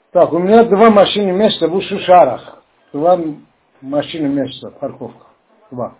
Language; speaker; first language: Russian; non-native, fluent; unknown